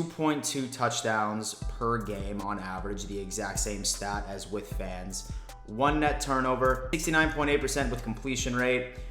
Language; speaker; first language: English; native; English